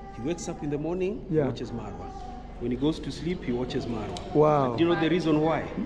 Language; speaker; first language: English; non-native, local second language; Luo (Kenya and Tanzania)